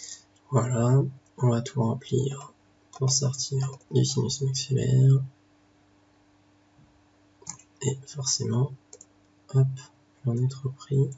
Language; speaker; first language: French; native; French